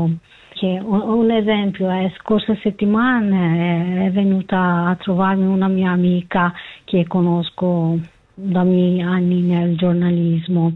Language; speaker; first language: Italian; non-native, fluent; Kurdish